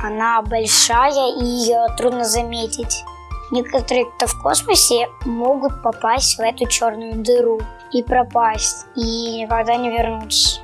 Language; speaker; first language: Russian; native; Russian